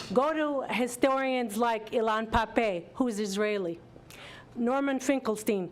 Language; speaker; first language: English; non-native, fluent; Arabic